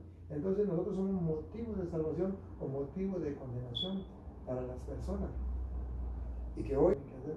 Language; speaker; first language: Spanish; native; Spanish